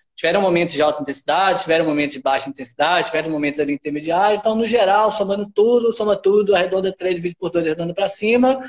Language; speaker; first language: Portuguese; native; Portuguese